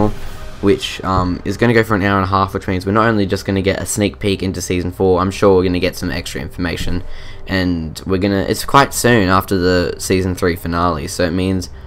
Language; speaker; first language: English; native; English